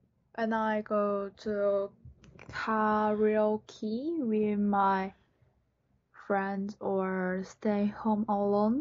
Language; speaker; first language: English; non-native, learner; Japanese